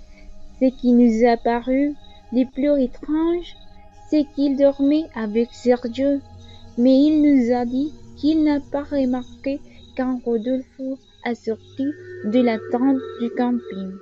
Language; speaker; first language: French; non-native, learner; Spanish